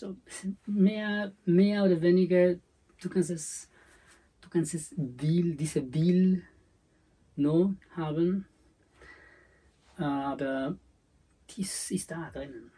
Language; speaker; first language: German; non-native, learner; Spanish